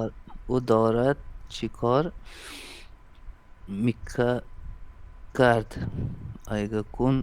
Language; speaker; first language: Persian; non-native, learner; Urdu